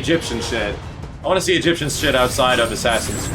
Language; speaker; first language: English; native; English